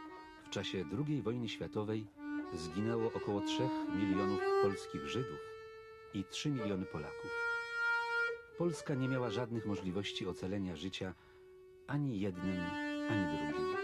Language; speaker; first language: Polish; native; Polish